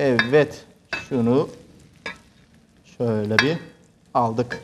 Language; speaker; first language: Turkish; native; Turkish